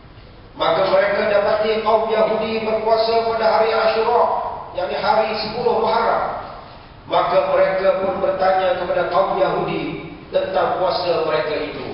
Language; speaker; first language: Malay; native; Malay